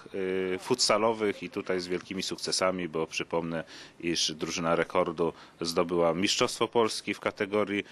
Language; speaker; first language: Polish; native; Polish